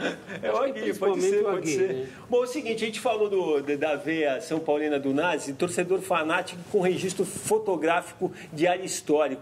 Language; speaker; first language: Portuguese; native; Portuguese